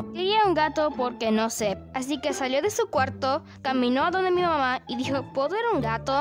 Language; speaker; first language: Spanish; early bilingual, heritage; Spanish